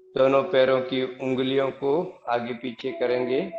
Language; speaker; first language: Hindi; non-native, local second language; Kannada